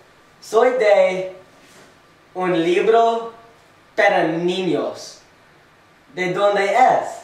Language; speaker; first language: Spanish; non-native, learner; English